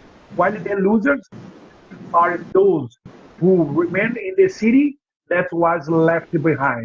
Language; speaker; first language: English; non-native, learner; Portuguese